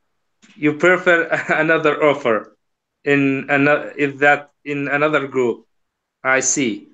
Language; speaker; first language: English; non-native, learner; Kurdish